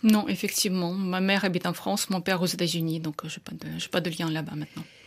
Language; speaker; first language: French; non-native, fluent; Russian